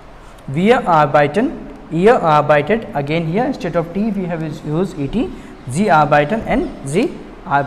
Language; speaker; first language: German; non-native, learner; Hindi